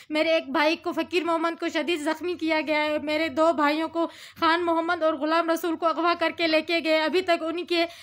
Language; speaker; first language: Urdu; non-native, local second language; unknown